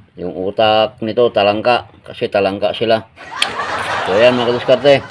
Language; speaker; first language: Filipino; non-native, local second language; Iloko